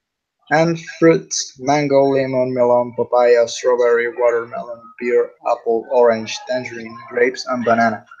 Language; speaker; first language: English; non-native, learner; Spanish